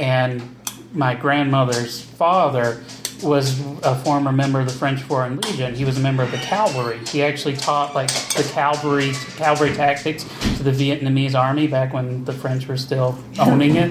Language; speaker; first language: English; native; English